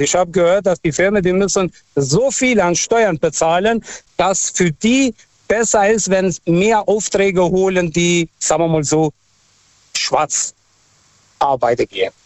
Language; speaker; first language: German; non-native, fluent; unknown